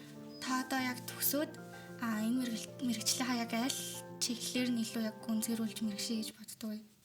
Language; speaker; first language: Mongolian; native; Mongolian